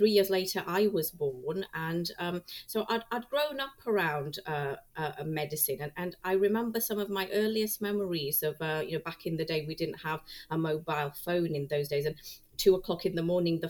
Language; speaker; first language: English; native; English